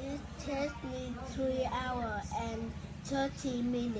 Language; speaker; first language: English; non-native, learner; Vietnamese